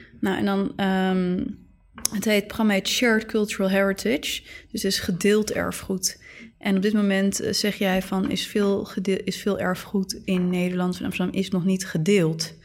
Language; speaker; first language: Dutch; native; Dutch